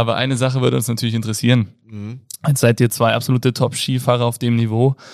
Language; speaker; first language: German; native; German